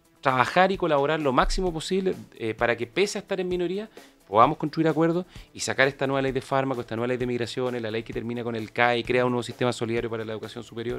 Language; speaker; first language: Spanish; native; Spanish